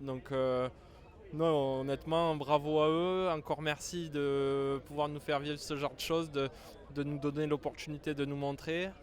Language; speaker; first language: French; native; French